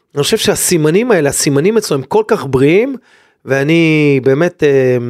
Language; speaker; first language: Hebrew; native; Hebrew